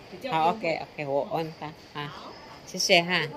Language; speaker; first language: Chinese; non-native, learner; Filipino